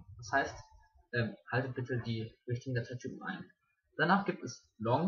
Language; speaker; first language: German; native; German